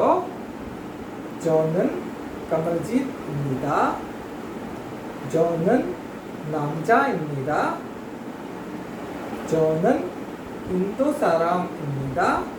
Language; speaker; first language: Korean; non-native, fluent; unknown